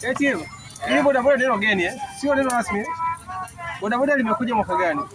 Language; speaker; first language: Swahili; native; Swahili